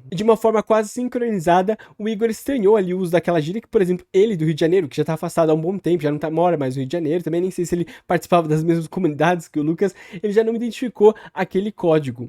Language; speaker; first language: Portuguese; native; Portuguese